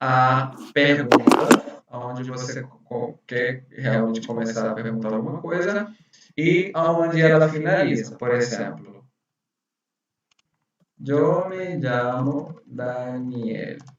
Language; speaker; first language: Portuguese; non-native, fluent; Spanish